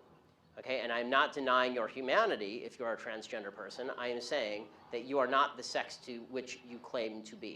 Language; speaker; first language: English; native; English